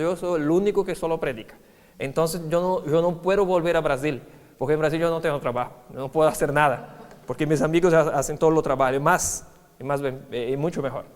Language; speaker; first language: Spanish; non-native, fluent; Portuguese